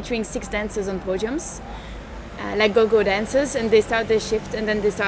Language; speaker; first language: English; non-native, fluent; French